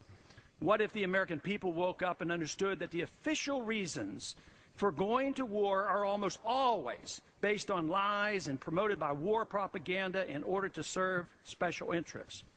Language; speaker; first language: English; native; English